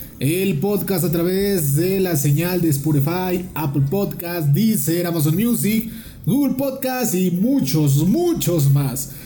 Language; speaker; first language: Spanish; native; Spanish